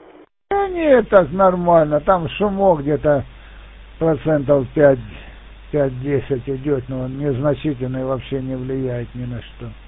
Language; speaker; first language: Russian; native; Russian